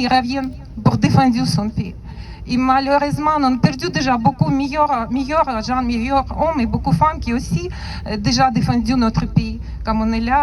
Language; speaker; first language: French; non-native, learner; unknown